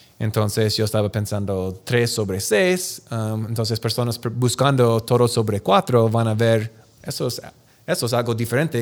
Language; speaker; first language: Spanish; non-native, learner; English